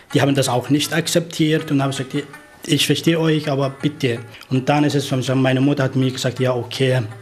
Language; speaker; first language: German; non-native, fluent; Arabic